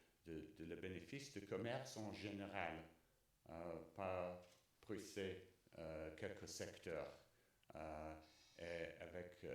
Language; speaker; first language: French; non-native, learner; English